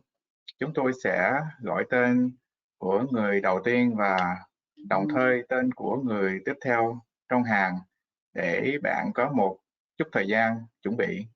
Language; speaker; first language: Vietnamese; non-native, fluent; English